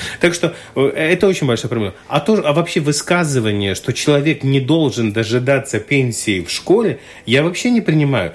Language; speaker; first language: Russian; non-native, local second language; Latvian